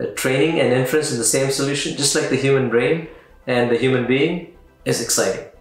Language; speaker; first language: English; non-native, local second language; Tamil